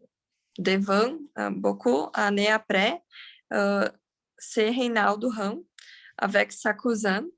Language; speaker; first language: French; non-native, learner; Portuguese